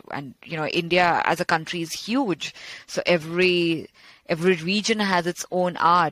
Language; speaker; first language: English; non-native, local second language; Bangla